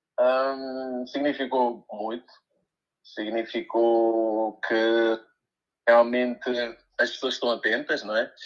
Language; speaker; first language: Portuguese; early bilingual, other home language; Upper Guinea Crioulo